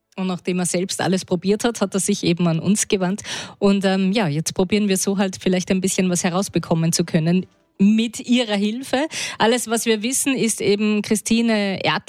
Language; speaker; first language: German; native; German